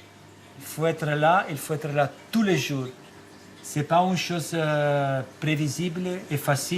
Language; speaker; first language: French; non-native, fluent; Italian